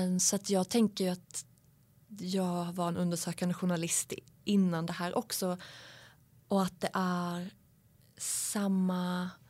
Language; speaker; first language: Swedish; native; Swedish